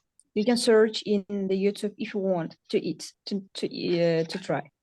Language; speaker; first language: English; non-native, learner; Uzbek